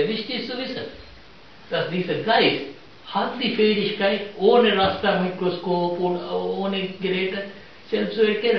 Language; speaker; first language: German; non-native, fluent; Sinhala